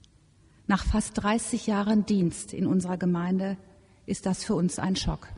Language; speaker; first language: German; native; German